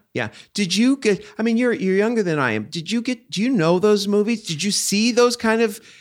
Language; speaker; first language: English; native; English